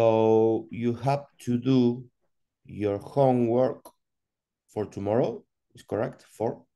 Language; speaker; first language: English; non-native, learner; Spanish